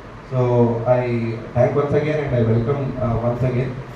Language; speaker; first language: English; non-native, local second language; Telugu